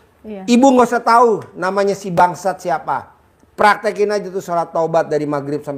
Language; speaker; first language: Indonesian; native; Indonesian